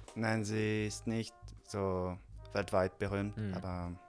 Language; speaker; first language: German; non-native, fluent; French